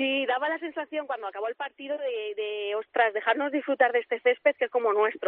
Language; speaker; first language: Spanish; native; Spanish